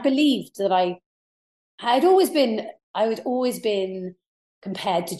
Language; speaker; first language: English; native; English